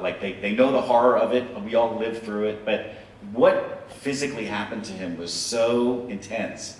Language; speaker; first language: English; native; English